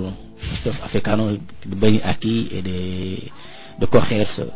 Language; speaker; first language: Spanish; non-native, learner; French